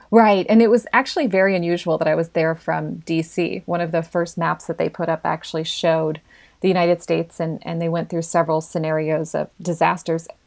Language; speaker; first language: English; native; English